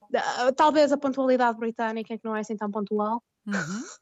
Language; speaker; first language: Portuguese; native; Portuguese